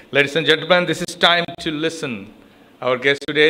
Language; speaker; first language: English; non-native, local second language; Bangla